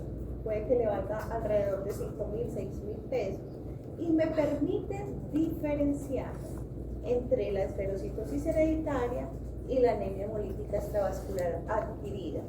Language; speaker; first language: Spanish; native; Spanish